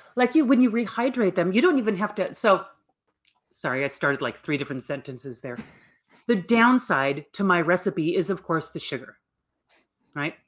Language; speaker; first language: English; native; English